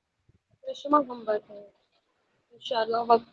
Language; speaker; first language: Persian; non-native, learner; Urdu